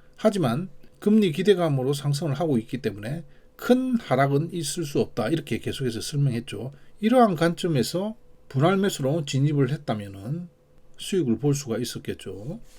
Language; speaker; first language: Korean; native; Korean